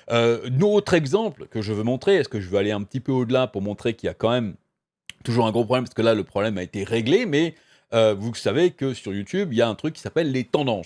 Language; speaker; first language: French; native; French